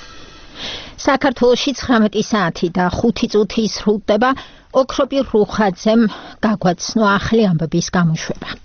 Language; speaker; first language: Georgian; native; Georgian